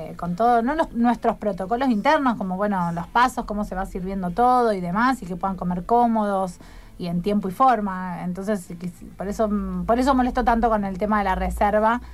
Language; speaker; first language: Spanish; native; Spanish